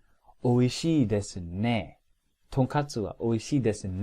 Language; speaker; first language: Japanese; non-native, fluent; English